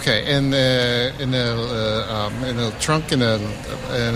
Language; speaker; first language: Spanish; early bilingual, heritage; English